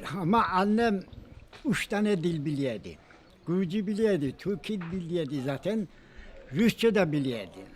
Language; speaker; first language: Turkish; non-native, local second language; Georgian